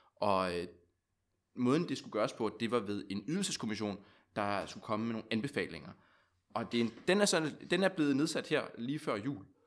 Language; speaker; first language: Danish; native; Danish